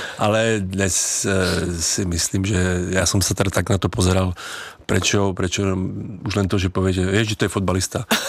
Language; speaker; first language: Slovak; native; Slovak